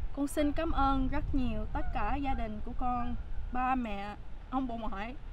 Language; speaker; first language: Vietnamese; early bilingual, heritage; Vietnamese